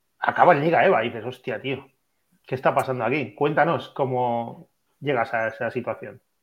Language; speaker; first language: Spanish; native; Spanish